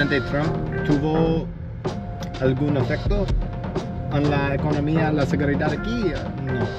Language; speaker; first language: Spanish; non-native, learner; English